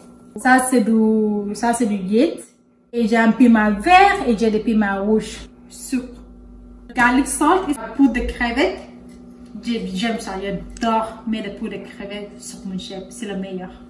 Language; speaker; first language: French; non-native, learner; Soninke